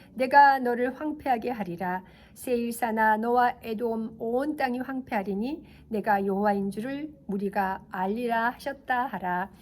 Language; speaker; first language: Korean; native; Korean